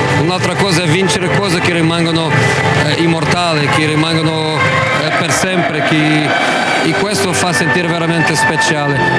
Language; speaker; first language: Italian; non-native, fluent; Portuguese